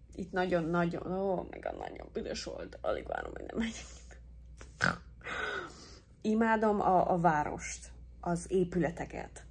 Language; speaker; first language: Hungarian; early bilingual, heritage; English